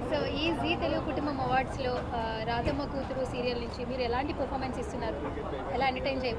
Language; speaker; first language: Telugu; native; Telugu